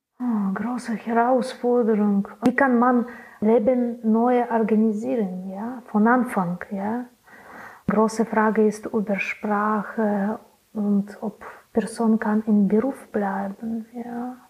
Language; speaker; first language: German; non-native, learner; Belarusian